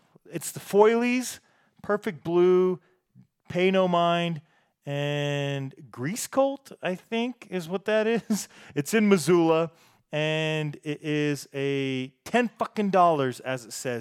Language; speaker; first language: English; native; English